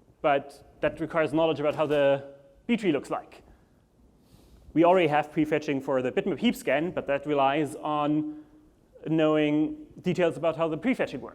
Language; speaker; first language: English; non-native, fluent; German